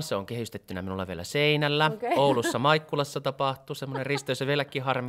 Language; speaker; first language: Finnish; native; Finnish